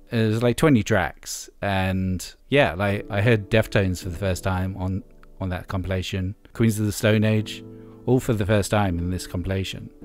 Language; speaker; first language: English; native; English